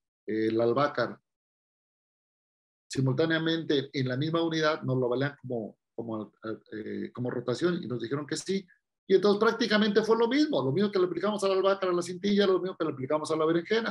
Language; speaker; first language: Spanish; native; Spanish